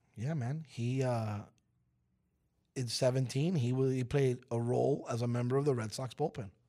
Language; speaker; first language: English; early bilingual, other home language; Spanish